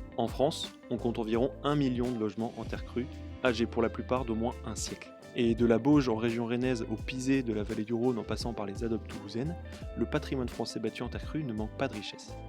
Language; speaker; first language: French; native; French